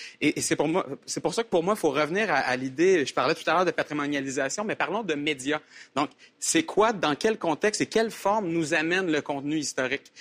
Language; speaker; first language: French; native; French